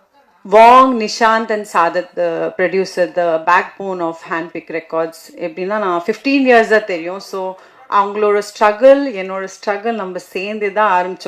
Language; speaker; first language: Tamil; non-native, fluent; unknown